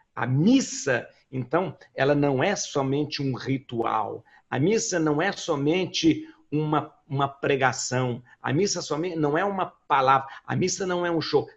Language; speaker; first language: Portuguese; native; Portuguese